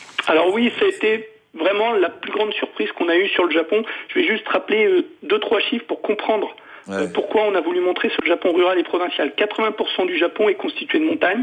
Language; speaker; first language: French; native; French